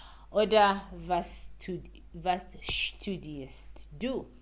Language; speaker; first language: German; non-native, learner; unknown